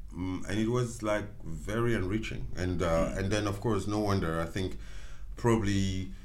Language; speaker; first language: English; non-native, local second language; French